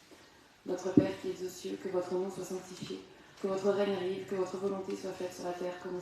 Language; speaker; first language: French; native; French